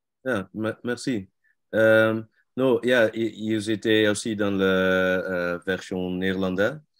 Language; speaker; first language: French; non-native, learner; Dutch